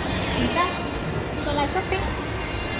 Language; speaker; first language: Korean; non-native, learner; Vietnamese